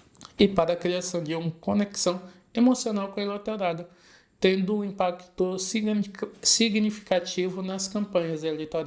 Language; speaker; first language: Portuguese; native; Portuguese